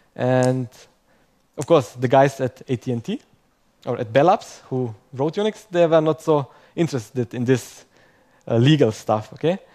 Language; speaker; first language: English; non-native, fluent; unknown